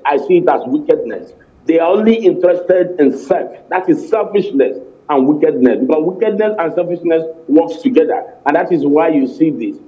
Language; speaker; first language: English; non-native, local second language; Igbo